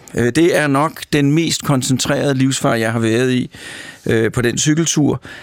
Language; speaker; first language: Danish; native; Danish